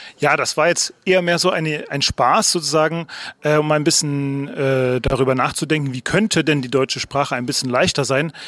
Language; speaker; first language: German; native; German